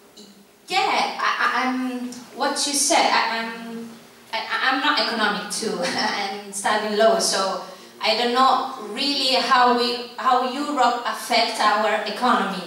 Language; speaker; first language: English; non-native, fluent; Italian